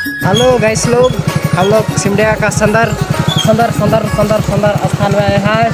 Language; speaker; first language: Hindi; non-native, local second language; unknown